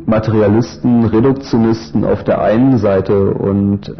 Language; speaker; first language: German; native; German